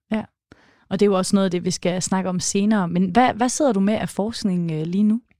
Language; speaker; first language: Danish; native; Danish